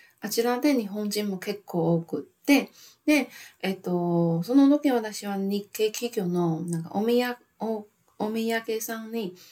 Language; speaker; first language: Japanese; non-native, learner; Chinese